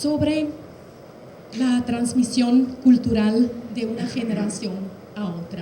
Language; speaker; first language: Spanish; non-native, fluent; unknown